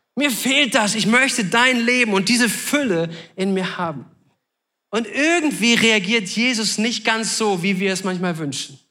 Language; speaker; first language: German; native; German